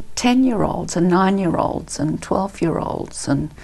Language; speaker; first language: English; early bilingual, other home language; Italian